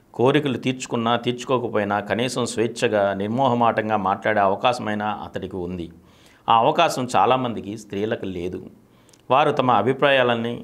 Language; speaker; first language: Telugu; native; Telugu